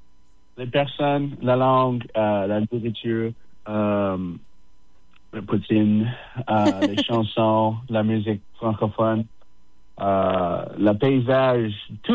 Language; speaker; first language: French; non-native, local second language; English